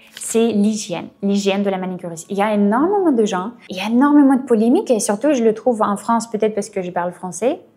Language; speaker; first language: French; non-native, fluent; Russian